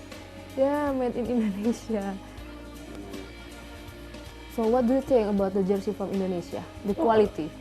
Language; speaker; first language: English; non-native, learner; Indonesian